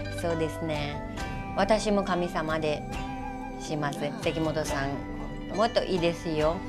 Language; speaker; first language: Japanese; non-native, learner; Hindi